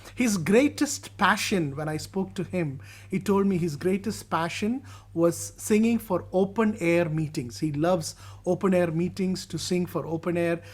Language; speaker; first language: English; non-native, local second language; Malayalam